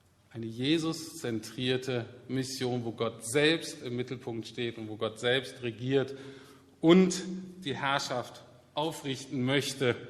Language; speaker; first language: German; native; German